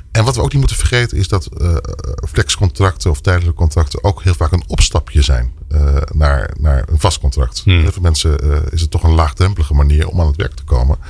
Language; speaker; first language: Dutch; native; Dutch